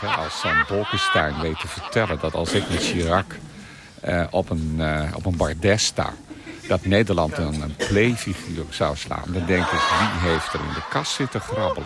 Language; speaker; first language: Dutch; native; Dutch